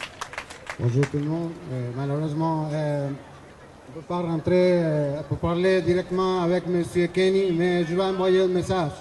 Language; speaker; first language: French; non-native, learner; Spanish